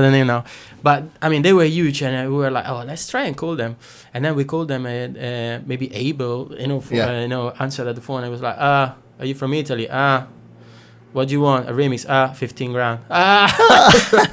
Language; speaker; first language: English; non-native, fluent; Italian